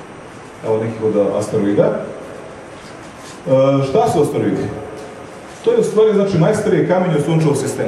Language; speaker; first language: Serbian; native; Serbian